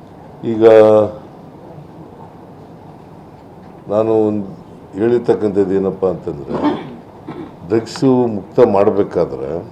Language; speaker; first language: Kannada; native; Kannada